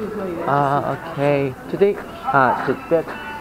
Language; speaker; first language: English; non-native, learner; Korean